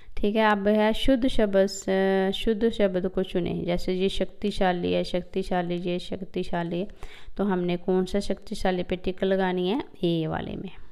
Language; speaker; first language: Hindi; non-native, local second language; Punjabi